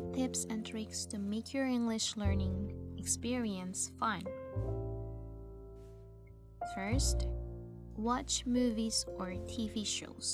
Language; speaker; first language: English; non-native, fluent; Indonesian